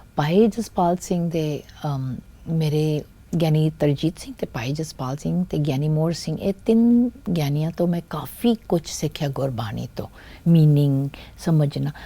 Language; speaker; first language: Punjabi; early bilingual, heritage; Punjabi